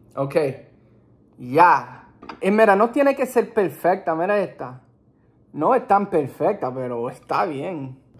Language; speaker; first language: Spanish; early bilingual, heritage; Spanish